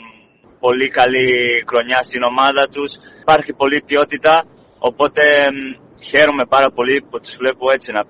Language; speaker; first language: Greek; non-native, fluent; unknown